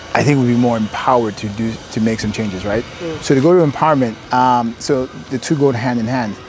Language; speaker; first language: English; native; English